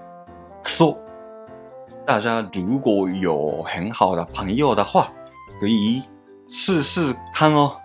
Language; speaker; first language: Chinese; non-native, fluent; Japanese